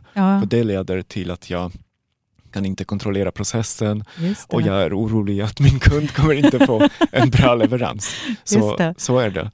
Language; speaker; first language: Swedish; non-native, fluent; Polish